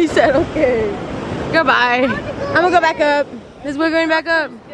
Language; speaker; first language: English; early bilingual, other home language; Spanish